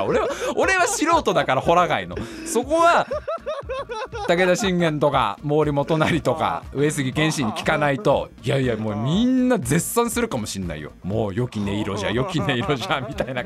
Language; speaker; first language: Japanese; native; Japanese